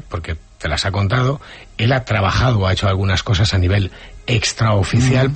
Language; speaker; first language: Spanish; native; Spanish